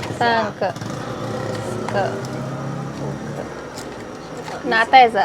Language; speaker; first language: Chinese; non-native, fluent; Indonesian